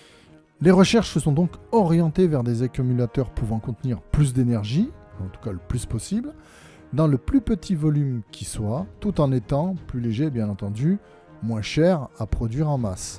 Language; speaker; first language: French; native; French